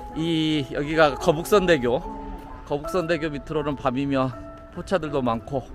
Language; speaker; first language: Korean; native; Korean